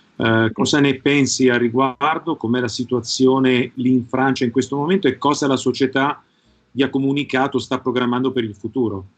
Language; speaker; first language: Italian; native; Italian